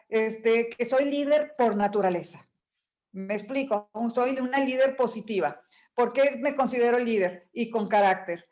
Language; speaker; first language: Spanish; native; Spanish